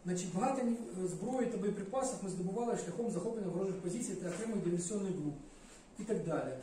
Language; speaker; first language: Ukrainian; non-native, local second language; Russian